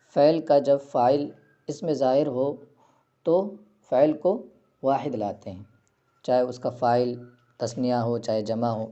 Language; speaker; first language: Urdu; native; Urdu